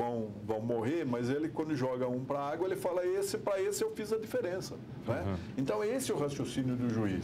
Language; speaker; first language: Portuguese; native; Portuguese